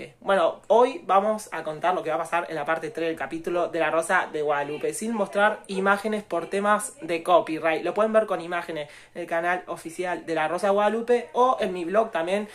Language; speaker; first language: Spanish; native; Spanish